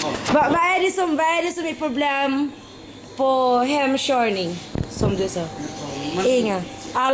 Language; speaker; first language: Swedish; non-native, learner; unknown